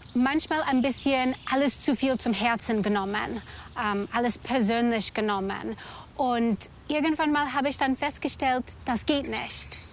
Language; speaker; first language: German; non-native, fluent; English